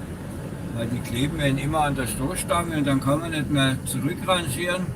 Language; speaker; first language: German; native; German